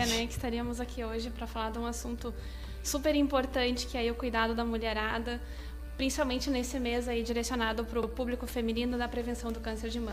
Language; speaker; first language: Portuguese; native; Portuguese